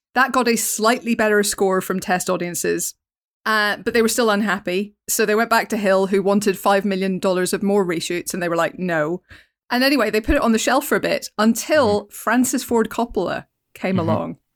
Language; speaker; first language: English; native; English